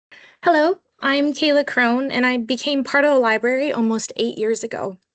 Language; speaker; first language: English; native; English